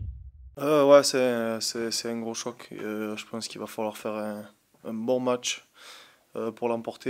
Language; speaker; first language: French; native; French